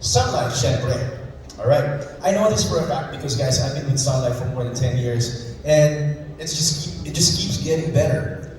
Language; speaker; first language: English; non-native, local second language; Filipino